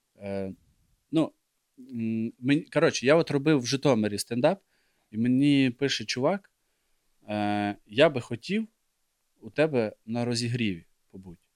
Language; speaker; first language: Ukrainian; native; Ukrainian